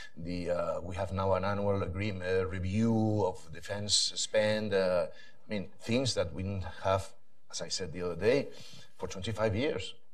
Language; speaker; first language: English; non-native, fluent; Spanish